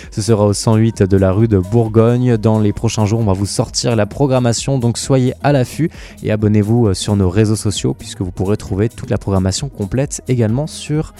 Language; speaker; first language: French; native; French